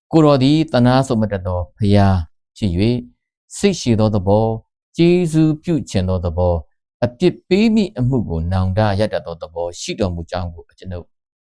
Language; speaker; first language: Burmese; non-native, local second language; Kachin